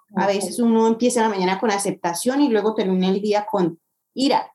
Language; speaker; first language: Spanish; native; Spanish